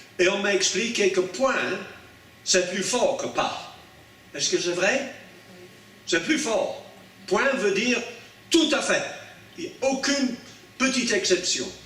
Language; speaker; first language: French; non-native, fluent; English